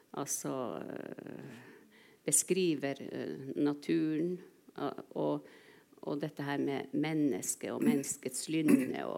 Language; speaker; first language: Norwegian; non-native, local second language; Northern Sami